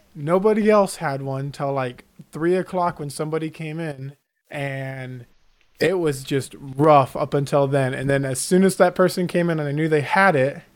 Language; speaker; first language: English; native; English